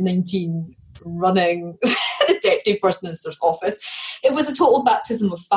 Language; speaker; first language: English; native; English